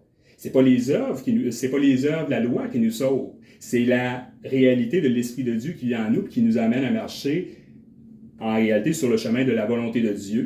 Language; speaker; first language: French; native; French